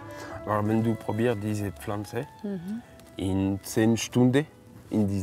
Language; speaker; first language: German; non-native, learner; French